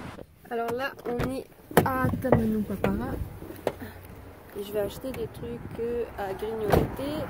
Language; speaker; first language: French; native; French